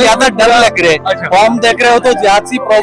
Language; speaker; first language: Hindi; non-native, local second language; Malayalam